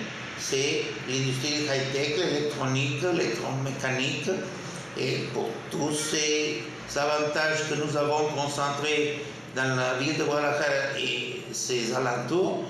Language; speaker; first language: French; non-native, fluent; Spanish